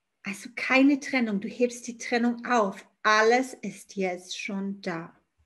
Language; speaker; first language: German; native; German